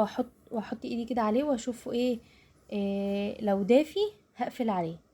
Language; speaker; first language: Arabic; native; Arabic